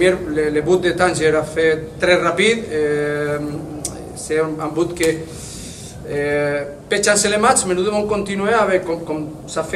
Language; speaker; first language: French; non-native, fluent; Spanish